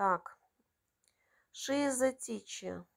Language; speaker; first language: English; non-native, fluent; Russian